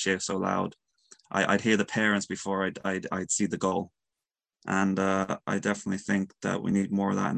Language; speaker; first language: English; native; English